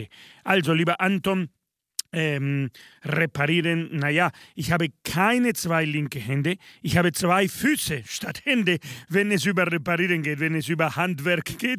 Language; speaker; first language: German; non-native, learner; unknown